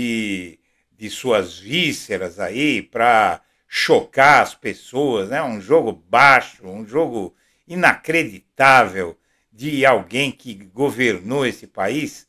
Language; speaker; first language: Portuguese; native; Portuguese